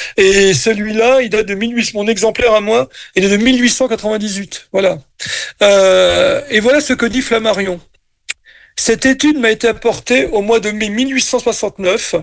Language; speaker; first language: French; native; French